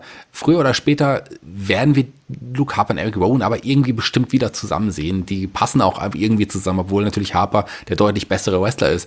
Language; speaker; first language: German; native; German